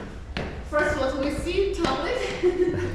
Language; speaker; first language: English; non-native, learner; Armenian